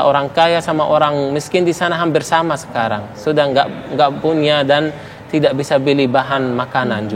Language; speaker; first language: Indonesian; non-native, fluent; Arabic